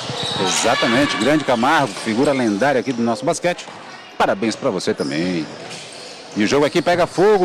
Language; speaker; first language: Portuguese; native; Portuguese